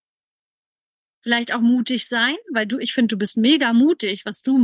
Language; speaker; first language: German; native; German